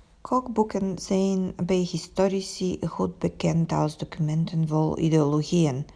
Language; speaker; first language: Dutch; non-native, fluent; Bulgarian